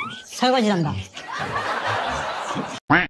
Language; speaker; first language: Korean; native; Korean